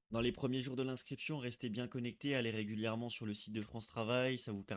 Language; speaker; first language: French; native; French